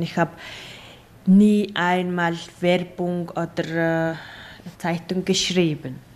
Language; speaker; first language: German; non-native, learner; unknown